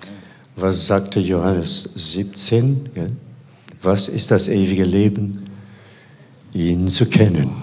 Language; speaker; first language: German; non-native, fluent; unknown